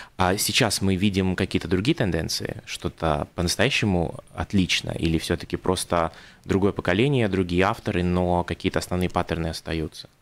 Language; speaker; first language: Russian; native; Russian